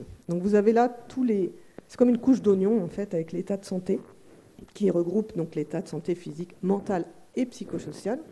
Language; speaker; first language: French; native; French